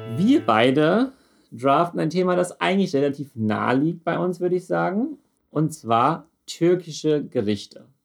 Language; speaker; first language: German; native; German